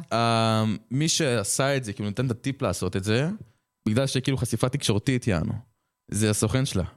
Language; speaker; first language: Hebrew; early bilingual, other home language; French